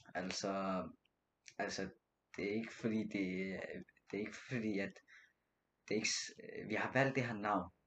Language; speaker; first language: Danish; early bilingual, other home language; Nepali